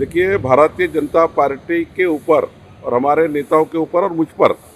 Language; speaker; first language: Hindi; non-native, local second language; Marathi